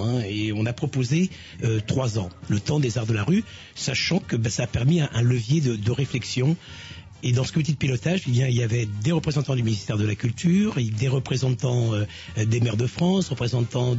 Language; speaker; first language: French; native; French